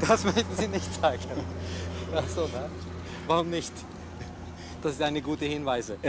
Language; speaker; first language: German; non-native, learner; Swedish